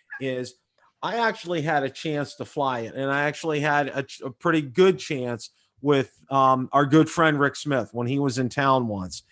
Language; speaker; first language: English; native; English